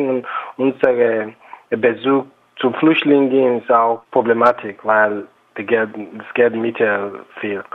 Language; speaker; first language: German; non-native, fluent; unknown